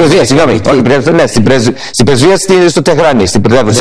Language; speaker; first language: Greek; early bilingual, heritage; English